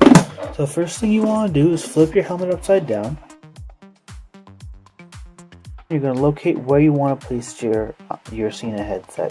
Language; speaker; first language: English; native; English